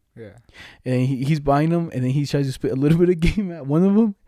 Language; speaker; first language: English; non-native, fluent; Spanish